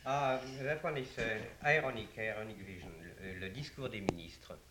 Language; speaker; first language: English; non-native, learner; French